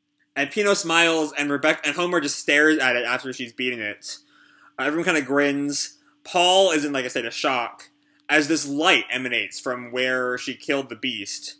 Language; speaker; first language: English; native; English